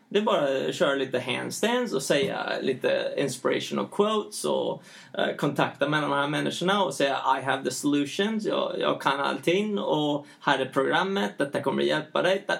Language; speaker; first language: Swedish; early bilingual, heritage; Swedish